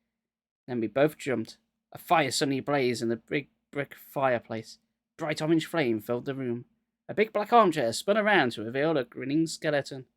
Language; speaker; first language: English; native; English